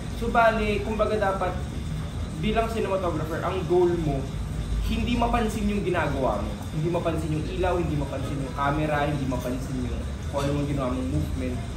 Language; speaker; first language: Filipino; native; Filipino